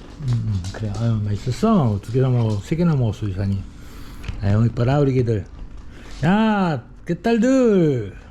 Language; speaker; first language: Korean; native; Korean